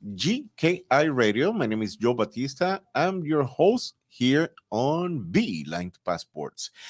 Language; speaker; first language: English; non-native, fluent; Spanish